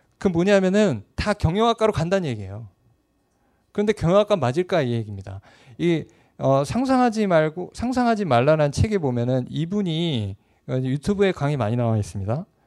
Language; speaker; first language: Korean; native; Korean